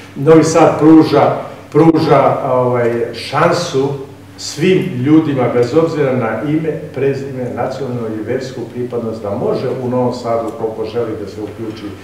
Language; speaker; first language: Serbian; non-native, local second language; Albanian